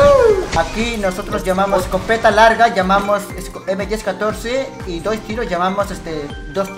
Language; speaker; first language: Portuguese; non-native, learner; Spanish